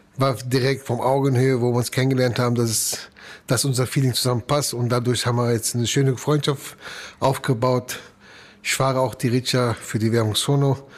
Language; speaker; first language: German; early bilingual, other home language; Italian